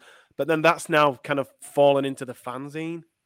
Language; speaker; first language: English; native; English